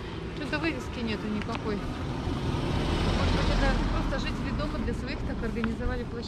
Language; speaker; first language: Russian; native; Russian